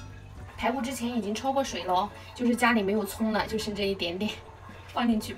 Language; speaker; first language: Chinese; native; Chinese